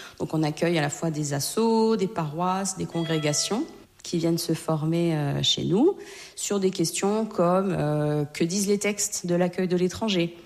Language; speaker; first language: French; native; French